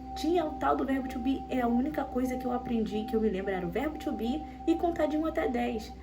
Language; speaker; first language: Portuguese; native; Portuguese